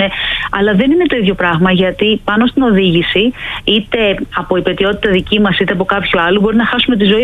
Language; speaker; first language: Greek; native; Greek